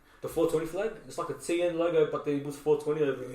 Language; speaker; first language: English; native; English